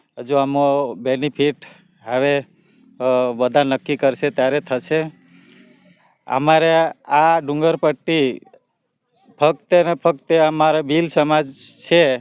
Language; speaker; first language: Gujarati; non-native, local second language; Bhili